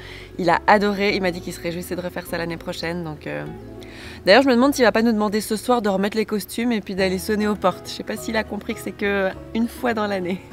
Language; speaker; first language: French; native; French